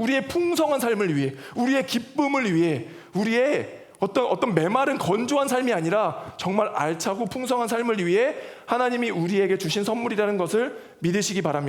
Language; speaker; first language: Korean; native; Korean